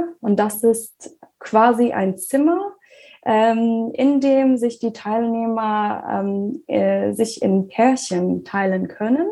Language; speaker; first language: German; non-native, fluent; English